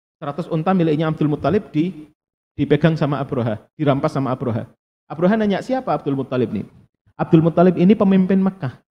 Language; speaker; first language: Indonesian; non-native, local second language; Javanese